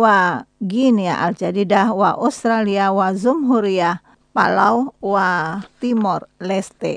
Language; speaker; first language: Arabic; non-native, learner; Indonesian